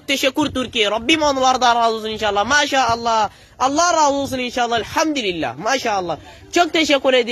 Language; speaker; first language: Turkish; non-native, learner; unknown